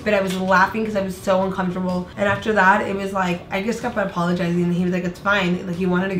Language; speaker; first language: English; native; English